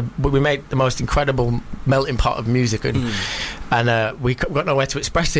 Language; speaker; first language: English; native; English